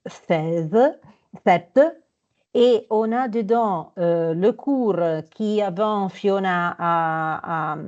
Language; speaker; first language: French; non-native, fluent; Italian